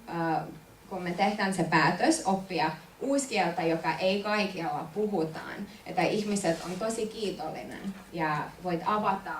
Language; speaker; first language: Finnish; non-native, fluent; French